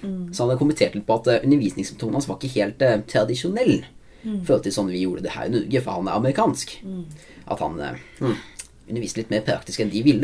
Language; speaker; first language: Norwegian; native; Norwegian